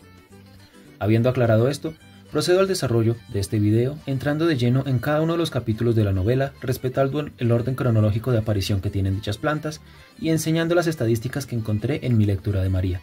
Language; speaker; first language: Spanish; native; Spanish